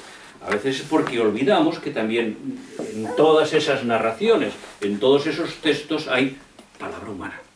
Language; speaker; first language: Spanish; native; Spanish